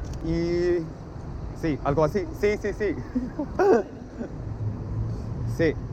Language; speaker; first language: Spanish; non-native, learner; English